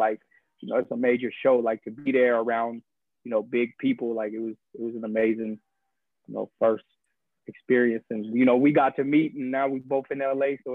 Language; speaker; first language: English; native; English